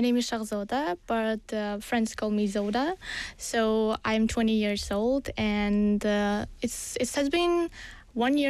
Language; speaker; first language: English; non-native, fluent; Uzbek